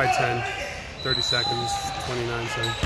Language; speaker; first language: English; native; English